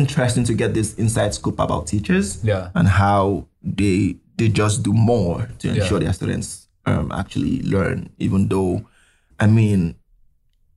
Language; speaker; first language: English; non-native, local second language; Yoruba